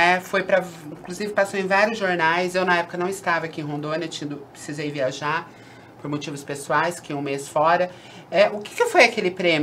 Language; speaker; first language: Portuguese; native; Portuguese